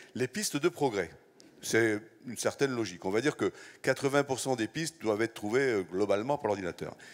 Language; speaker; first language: French; native; French